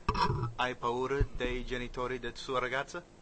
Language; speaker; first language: Italian; non-native, learner; English